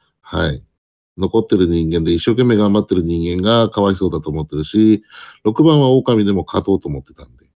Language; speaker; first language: Japanese; native; Japanese